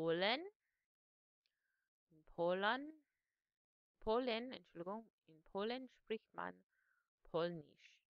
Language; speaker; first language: German; non-native, fluent; English